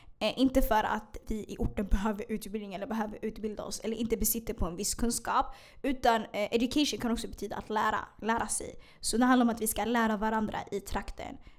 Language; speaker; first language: Swedish; early bilingual, other home language; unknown